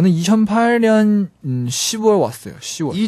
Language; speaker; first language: Korean; non-native, learner; Chinese